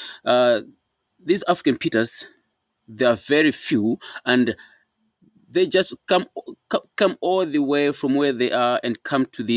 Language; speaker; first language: English; non-native, local second language; Shona